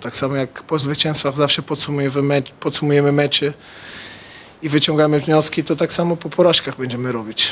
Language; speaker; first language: Polish; non-native, fluent; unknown